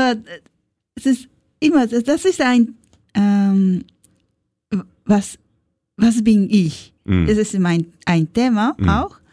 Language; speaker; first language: German; non-native, learner; Japanese